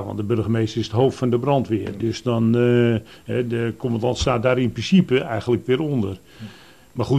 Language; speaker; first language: Dutch; native; Dutch